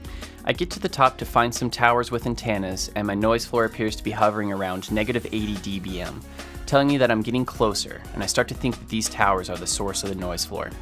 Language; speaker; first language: English; native; English